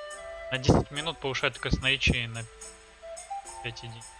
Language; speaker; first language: Russian; native; Russian